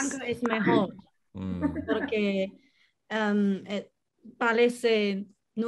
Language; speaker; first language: Spanish; non-native, learner; Chinese